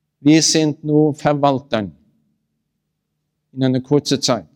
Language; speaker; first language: German; non-native, learner; Norwegian